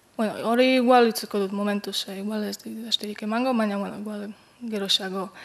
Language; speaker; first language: Basque; non-native, fluent; Polish